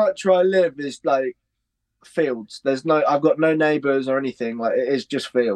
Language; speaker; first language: English; native; English